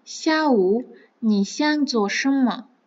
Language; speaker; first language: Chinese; non-native, fluent; Kazakh